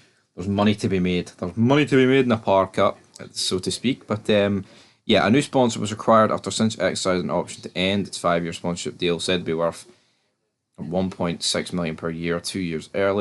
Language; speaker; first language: English; native; English